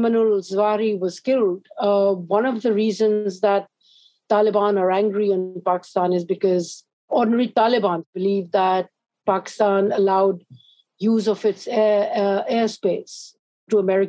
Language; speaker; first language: English; non-native, local second language; Urdu